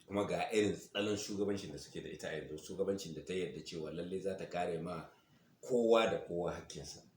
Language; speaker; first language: Hausa; non-native, local second language; Fula